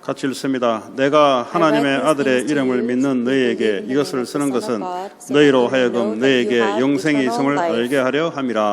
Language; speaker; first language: Korean; native; Korean